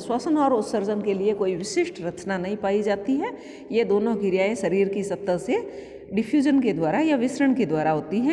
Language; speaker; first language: Hindi; native; Hindi